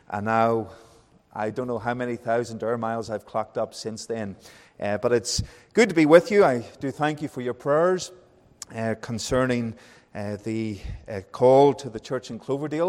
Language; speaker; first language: English; native; English